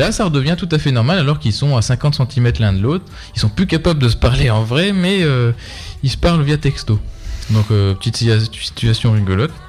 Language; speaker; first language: French; native; French